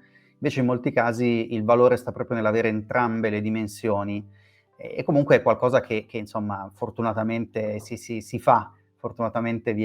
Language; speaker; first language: Italian; native; Italian